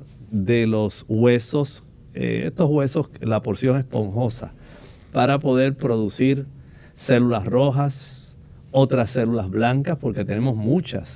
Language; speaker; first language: Spanish; native; Spanish